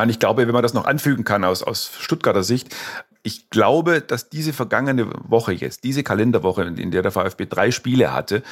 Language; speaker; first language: German; native; German